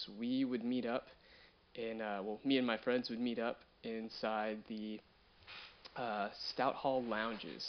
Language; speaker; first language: English; native; English